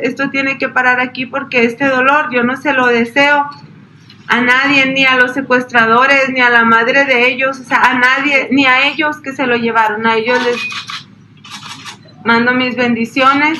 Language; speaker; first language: Spanish; native; Spanish